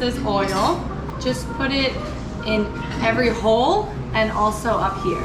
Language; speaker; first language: English; non-native, fluent; Japanese